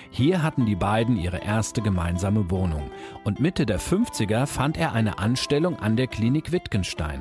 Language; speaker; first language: German; native; German